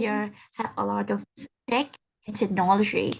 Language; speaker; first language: English; non-native, learner; Vietnamese